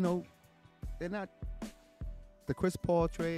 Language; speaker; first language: English; native; English